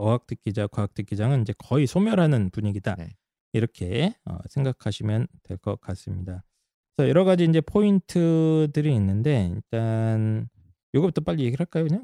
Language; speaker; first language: Korean; native; Korean